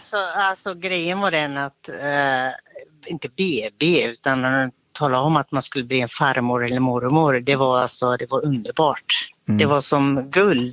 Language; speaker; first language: Swedish; native; Swedish